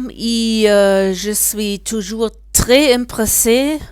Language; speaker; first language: French; non-native, learner; German